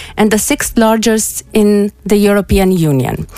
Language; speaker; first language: English; non-native, fluent; Romanian